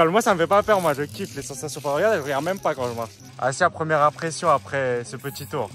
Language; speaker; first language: French; early bilingual, other home language; Turkish